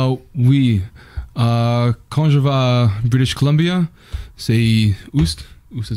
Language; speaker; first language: French; non-native, learner; English